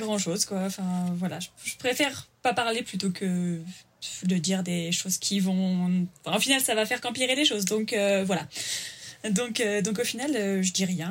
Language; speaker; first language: French; native; French